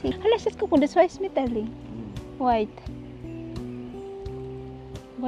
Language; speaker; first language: German; non-native, learner; Filipino